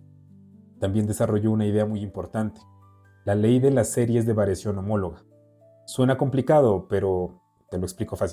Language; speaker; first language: Spanish; native; Spanish